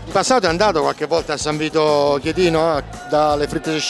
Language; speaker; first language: Italian; native; Italian